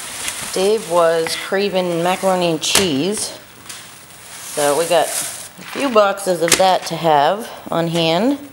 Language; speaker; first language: English; native; English